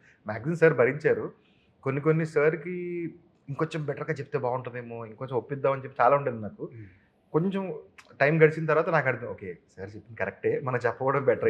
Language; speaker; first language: Telugu; native; Telugu